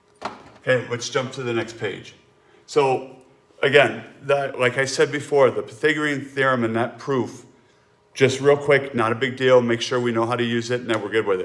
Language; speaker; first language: English; native; English